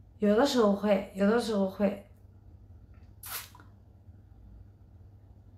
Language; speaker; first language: Chinese; native; Chinese